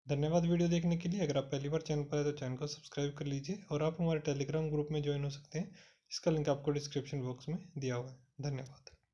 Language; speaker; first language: Hindi; non-native, local second language; Punjabi